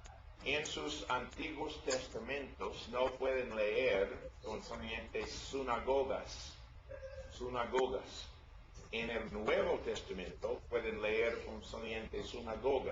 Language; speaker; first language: Spanish; non-native, learner; English